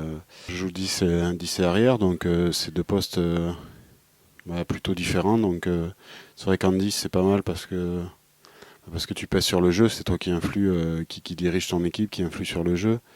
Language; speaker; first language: French; native; French